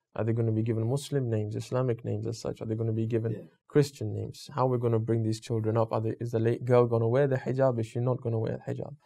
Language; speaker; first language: English; native; English